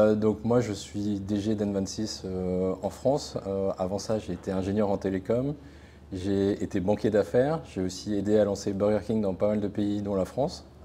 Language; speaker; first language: French; native; French